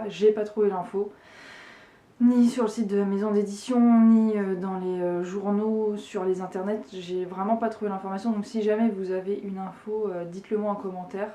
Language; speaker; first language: French; native; French